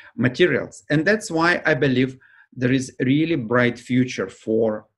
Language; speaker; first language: English; non-native, fluent; Ukrainian